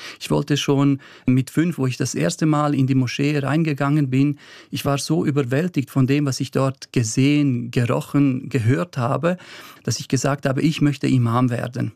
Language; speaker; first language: German; early bilingual, other home language; Bosnian